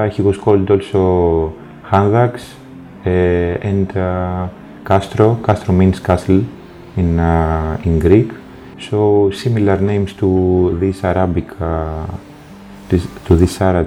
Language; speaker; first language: English; non-native, fluent; Greek